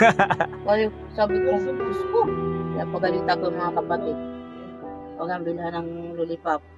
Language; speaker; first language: Filipino; non-native, local second language; Bikol